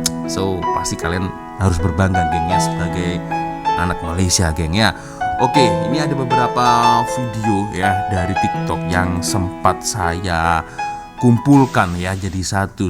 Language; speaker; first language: Indonesian; native; Indonesian